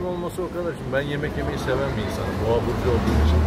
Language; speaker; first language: Turkish; native; Turkish